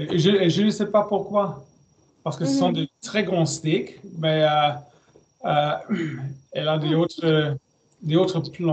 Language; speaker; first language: French; non-native, learner; German